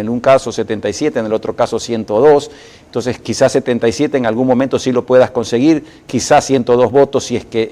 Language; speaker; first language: Spanish; native; Spanish